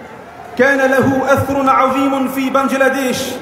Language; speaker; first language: Arabic; non-native, learner; Bangla